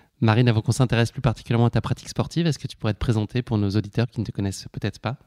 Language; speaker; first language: French; native; French